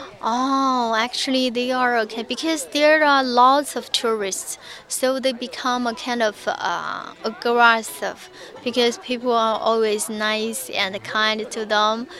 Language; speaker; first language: English; non-native, fluent; Chinese